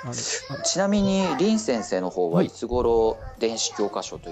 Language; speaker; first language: Japanese; native; Japanese